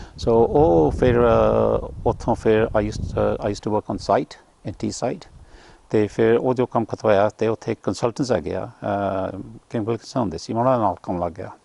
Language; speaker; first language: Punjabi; early bilingual, heritage; Punjabi